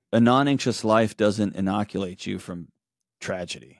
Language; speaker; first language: English; native; English